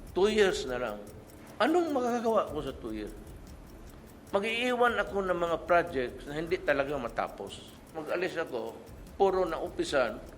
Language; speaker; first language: Filipino; non-native, local second language; Cebuano